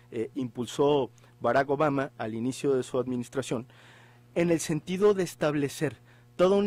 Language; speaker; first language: Spanish; native; Spanish